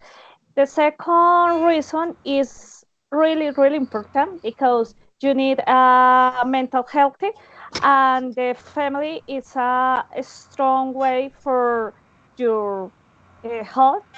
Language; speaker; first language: English; non-native, learner; Spanish